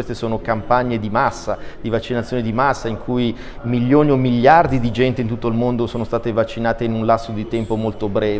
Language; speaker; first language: Italian; native; Italian